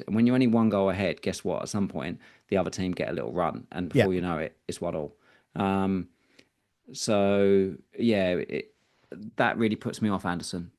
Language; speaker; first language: English; native; English